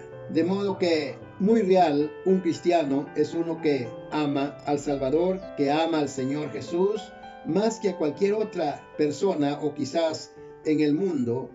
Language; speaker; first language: Spanish; native; Spanish